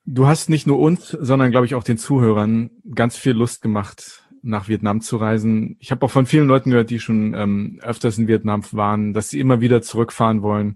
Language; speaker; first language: German; native; German